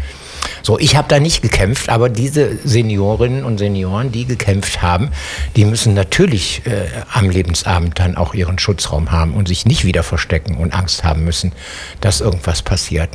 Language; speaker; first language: German; native; German